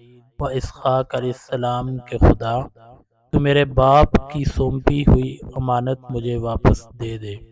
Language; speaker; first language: Urdu; native; Urdu